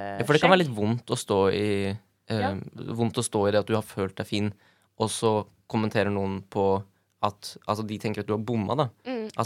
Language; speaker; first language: Norwegian; native; Norwegian